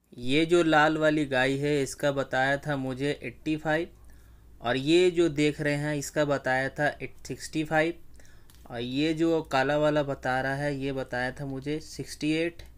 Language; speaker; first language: Hindi; native; Hindi